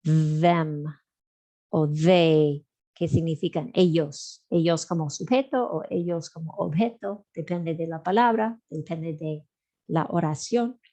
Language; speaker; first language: Spanish; non-native, fluent; English